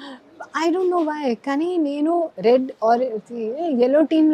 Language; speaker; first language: Telugu; non-native, learner; Hindi